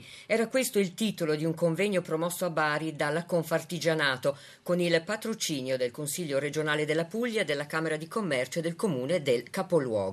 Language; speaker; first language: Italian; native; Italian